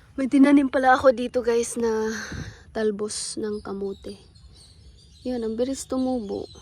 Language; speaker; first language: Filipino; native; Filipino